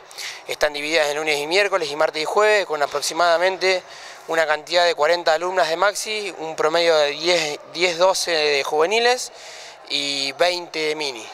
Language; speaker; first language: Spanish; native; Spanish